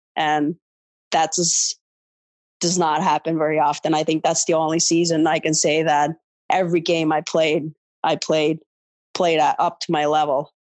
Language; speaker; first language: English; non-native, fluent; Finnish